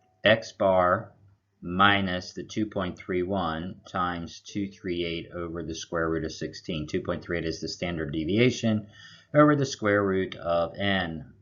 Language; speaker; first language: English; native; English